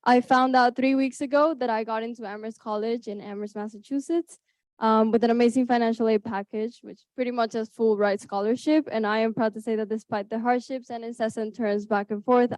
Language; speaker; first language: English; early bilingual, other home language; Spanish